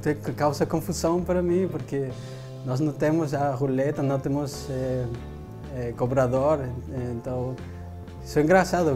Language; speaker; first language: Portuguese; non-native, fluent; Spanish